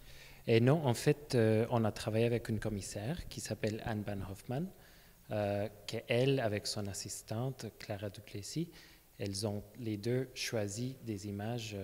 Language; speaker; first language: French; non-native, fluent; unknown